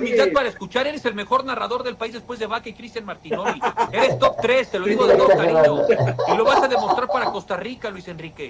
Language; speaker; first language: Spanish; native; Spanish